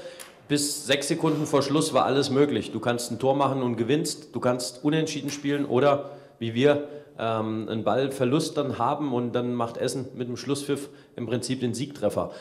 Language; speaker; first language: German; native; German